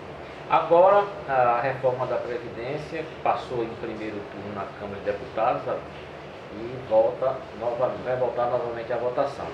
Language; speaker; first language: Portuguese; native; Portuguese